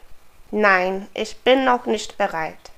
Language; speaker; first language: German; non-native, fluent; English